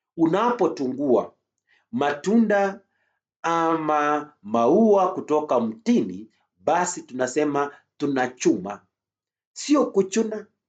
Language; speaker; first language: Swahili; native; Swahili